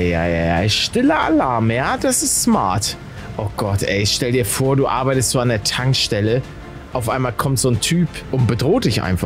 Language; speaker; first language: German; native; German